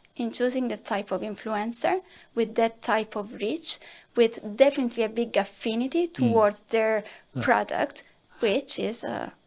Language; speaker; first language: English; non-native, fluent; Italian